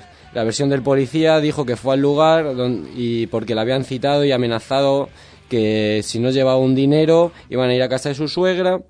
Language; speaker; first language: Spanish; native; Spanish